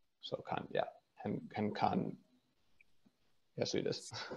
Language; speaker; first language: Japanese; non-native, learner; English